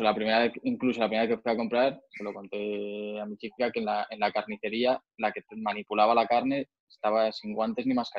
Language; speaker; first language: Spanish; native; Spanish